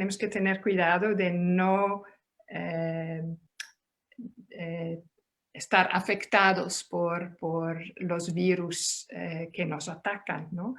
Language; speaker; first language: Spanish; non-native, fluent; Dutch